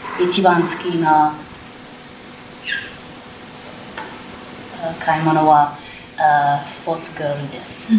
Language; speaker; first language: Japanese; non-native, learner; English